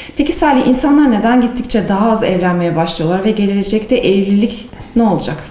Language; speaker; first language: Turkish; native; Turkish